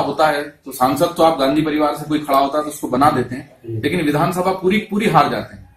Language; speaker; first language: Hindi; native; Hindi